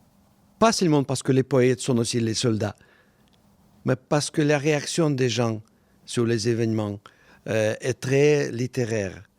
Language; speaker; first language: French; non-native, fluent; Russian